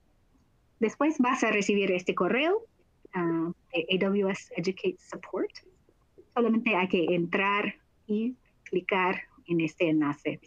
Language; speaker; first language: Spanish; non-native, fluent; English